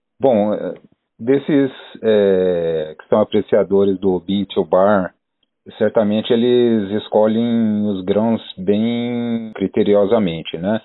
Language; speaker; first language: Portuguese; native; Portuguese